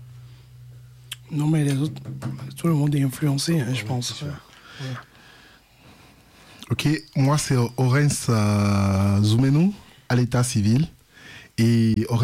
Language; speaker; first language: French; non-native, local second language; Fon